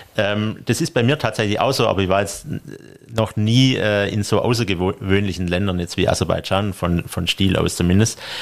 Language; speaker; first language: German; native; German